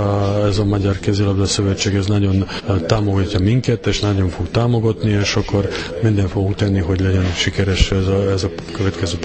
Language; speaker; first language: Hungarian; non-native, fluent; Serbian